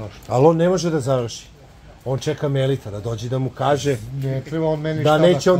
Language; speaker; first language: Croatian; native; Croatian